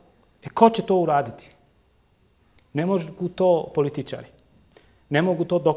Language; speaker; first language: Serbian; non-native, local second language; Turkish